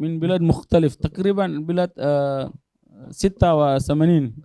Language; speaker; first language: Arabic; non-native, learner; Tetum